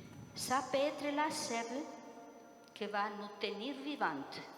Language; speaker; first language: French; non-native, fluent; Spanish